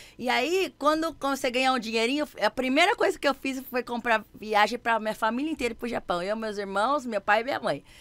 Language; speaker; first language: Portuguese; native; Portuguese